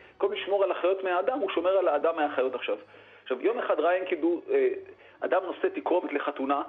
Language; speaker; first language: Hebrew; native; Hebrew